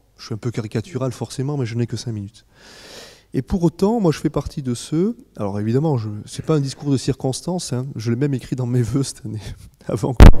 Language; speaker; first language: French; native; French